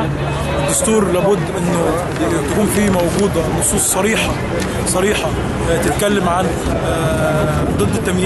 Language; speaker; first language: Arabic; native; Arabic